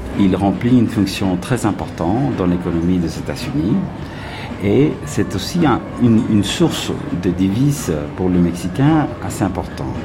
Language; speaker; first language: French; non-native, fluent; Spanish